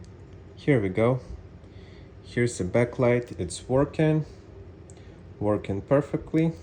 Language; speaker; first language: English; non-native, fluent; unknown